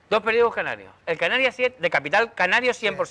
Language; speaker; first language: Spanish; native; Spanish